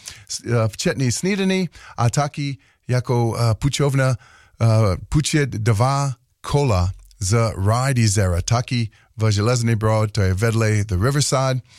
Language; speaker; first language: Czech; non-native, learner; English